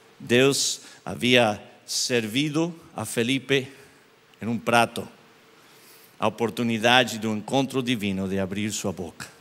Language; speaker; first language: Portuguese; non-native, learner; English